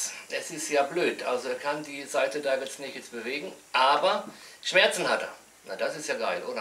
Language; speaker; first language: German; native; German